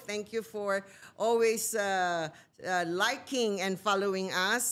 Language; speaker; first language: English; non-native, local second language; Filipino